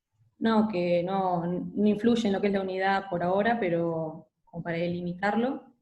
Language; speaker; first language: Spanish; native; Spanish